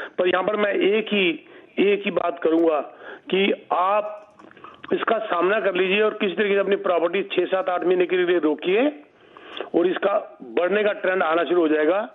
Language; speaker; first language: Hindi; native; Hindi